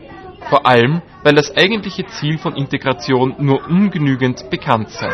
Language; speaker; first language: German; native; German